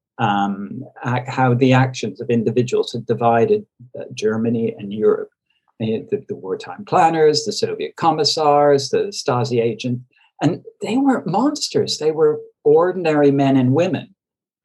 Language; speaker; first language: English; native; English